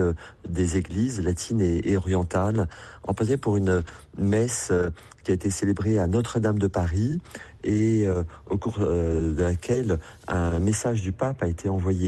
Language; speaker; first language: French; native; French